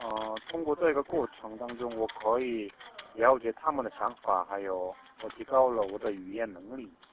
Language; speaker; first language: Chinese; non-native, fluent; Korean